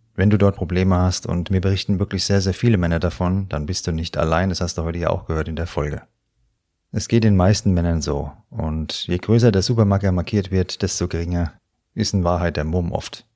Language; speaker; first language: German; native; German